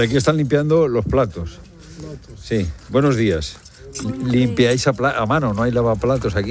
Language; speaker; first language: Spanish; native; Spanish